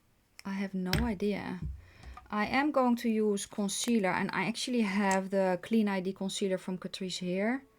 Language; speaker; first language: English; non-native, fluent; Dutch